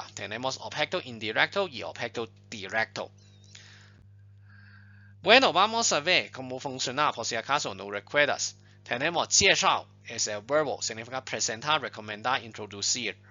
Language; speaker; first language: Spanish; non-native, fluent; Chinese